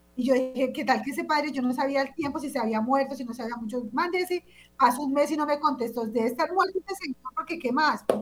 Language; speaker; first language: Spanish; native; Spanish